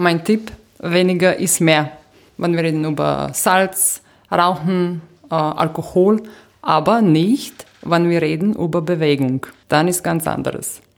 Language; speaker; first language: German; non-native, fluent; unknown